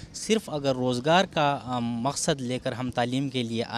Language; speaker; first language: Urdu; native; Urdu